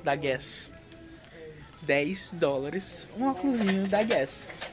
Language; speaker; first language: Portuguese; native; Portuguese